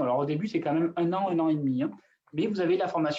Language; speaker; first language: French; native; French